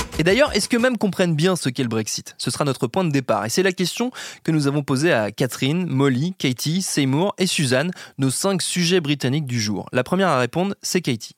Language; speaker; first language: French; native; French